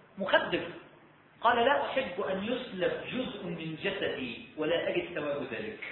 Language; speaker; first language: Arabic; native; Arabic